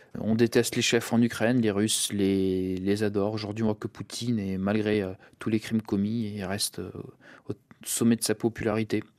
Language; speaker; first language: French; early bilingual, other home language; Russian